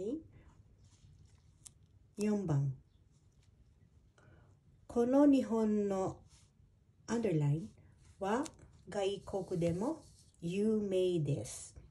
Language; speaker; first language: Japanese; non-native, fluent; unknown